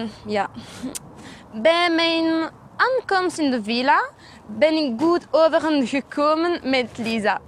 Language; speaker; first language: Dutch; non-native, learner; French